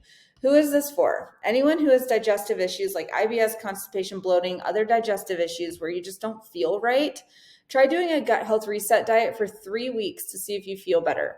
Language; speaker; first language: English; native; English